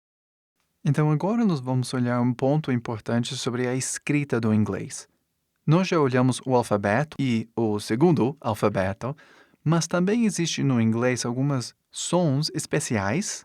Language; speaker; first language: Portuguese; non-native, fluent; English